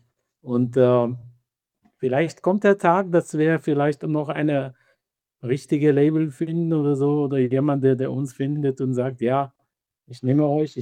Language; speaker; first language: German; non-native, fluent; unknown